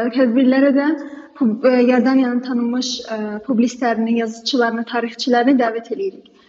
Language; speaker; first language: Azerbaijani; early bilingual, heritage; Azerbaijani